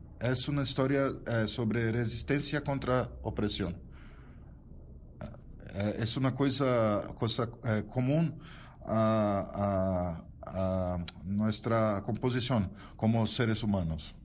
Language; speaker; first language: Spanish; non-native, learner; Portuguese